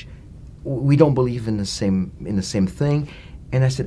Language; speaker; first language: English; non-native, fluent; French